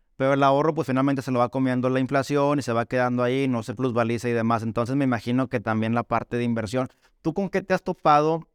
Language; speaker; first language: Spanish; native; Spanish